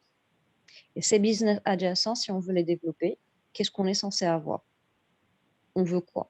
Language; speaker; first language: French; non-native, local second language; Arabic